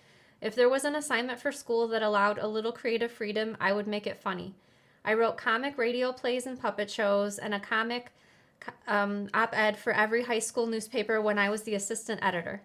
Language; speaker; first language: English; native; English